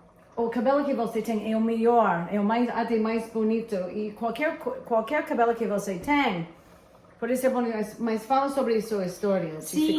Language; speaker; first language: Portuguese; non-native, fluent; English